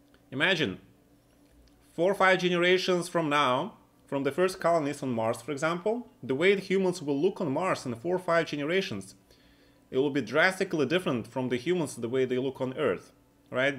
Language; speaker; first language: English; non-native, fluent; Russian